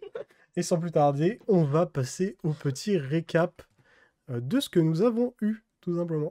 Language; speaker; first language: French; native; French